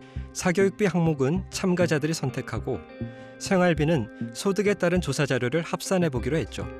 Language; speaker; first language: Korean; native; Korean